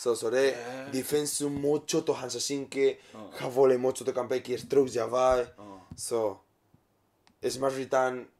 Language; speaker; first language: Japanese; non-native, learner; Spanish